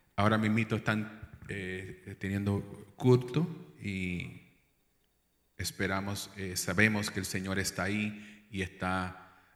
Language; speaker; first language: Spanish; early bilingual, heritage; English